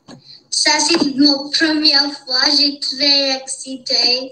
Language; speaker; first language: French; non-native, learner; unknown